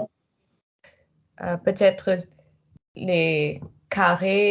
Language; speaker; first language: French; non-native, learner; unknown